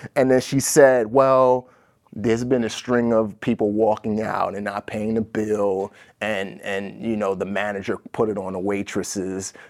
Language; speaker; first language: English; native; English